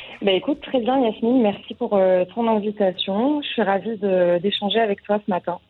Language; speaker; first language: French; non-native, local second language; Arabic